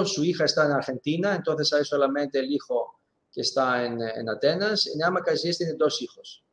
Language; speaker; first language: Spanish; non-native, fluent; Greek